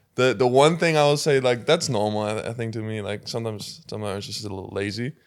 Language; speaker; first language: English; non-native, fluent; German